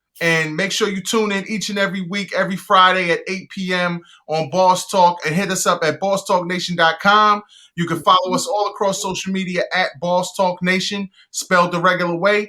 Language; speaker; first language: English; native; English